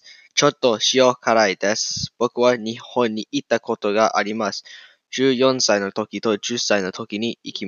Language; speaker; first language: Japanese; non-native, learner; English